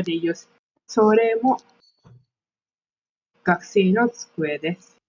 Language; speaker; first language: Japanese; non-native, learner; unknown